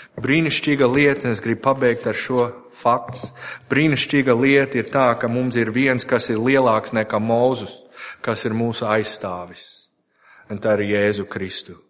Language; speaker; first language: Latvian; non-native, fluent; English